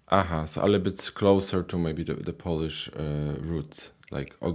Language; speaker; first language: English; non-native, fluent; Polish